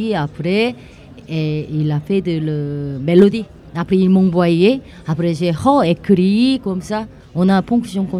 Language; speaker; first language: French; non-native, learner; Korean